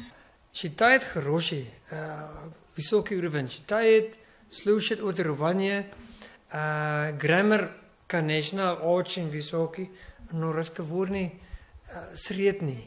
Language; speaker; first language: Russian; non-native, learner; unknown